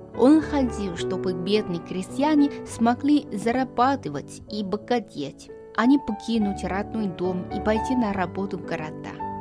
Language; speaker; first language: Russian; non-native, fluent; Chinese